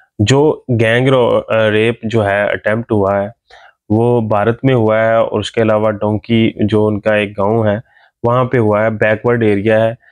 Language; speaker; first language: Urdu; non-native, local second language; Punjabi